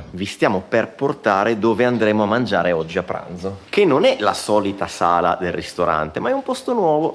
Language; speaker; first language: Italian; native; Italian